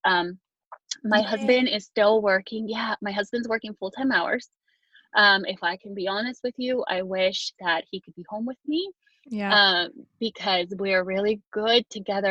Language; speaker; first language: English; early bilingual, other home language; Spanish